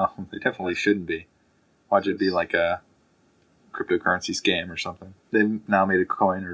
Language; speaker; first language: English; native; English